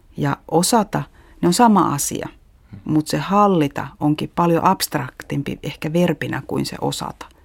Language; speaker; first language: Finnish; native; Finnish